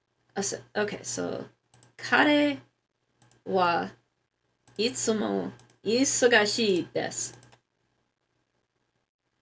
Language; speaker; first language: Japanese; non-native, learner; English